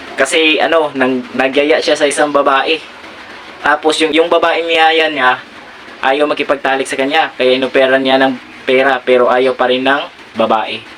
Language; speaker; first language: Filipino; non-native, local second language; Surigaonon